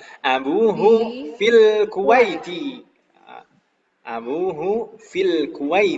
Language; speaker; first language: Arabic; non-native, fluent; Indonesian